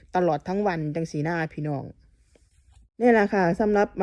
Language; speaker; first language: Thai; native; Thai